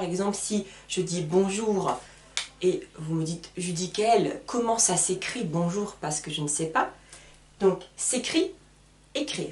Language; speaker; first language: French; native; French